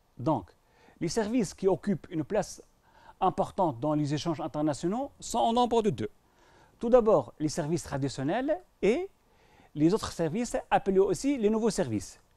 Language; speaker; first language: French; non-native, local second language; Arabic